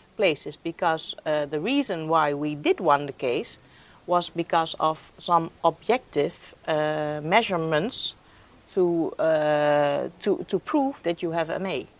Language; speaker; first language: English; non-native, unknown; Dutch